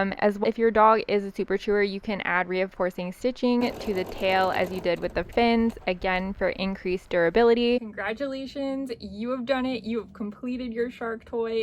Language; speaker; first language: English; native; English